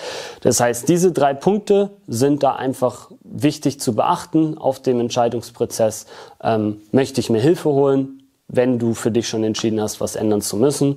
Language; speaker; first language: German; native; German